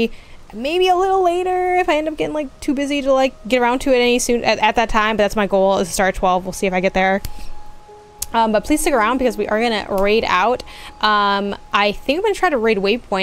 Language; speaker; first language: English; native; English